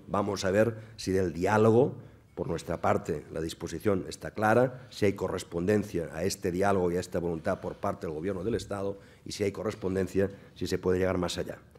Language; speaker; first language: Spanish; non-native, local second language; Catalan